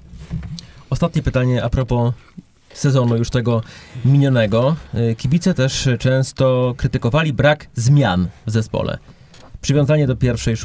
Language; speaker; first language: Polish; native; Polish